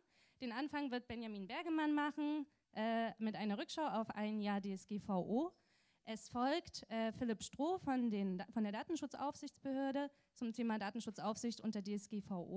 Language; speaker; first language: German; native; German